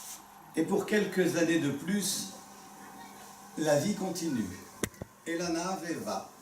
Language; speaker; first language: French; early bilingual, other home language; Italian